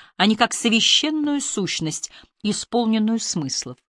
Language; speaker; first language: Russian; native; Russian